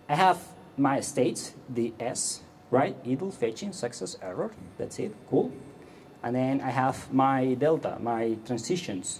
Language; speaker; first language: English; non-native, fluent; Catalan